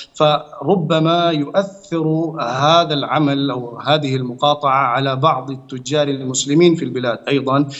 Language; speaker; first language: Arabic; non-native, fluent; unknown